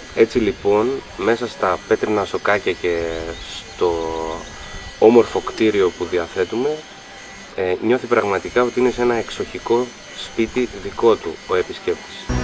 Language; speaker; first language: Greek; native; Greek